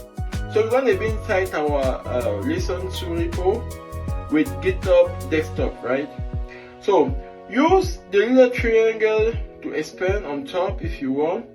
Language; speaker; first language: English; non-native, fluent; French